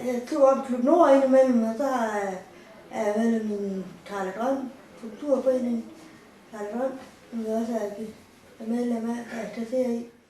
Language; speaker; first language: Danish; native; Danish